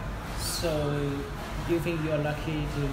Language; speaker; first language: English; non-native, fluent; Cantonese